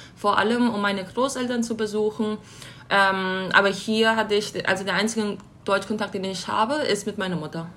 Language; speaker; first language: German; early bilingual, heritage; German